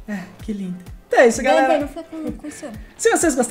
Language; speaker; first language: Portuguese; native; Portuguese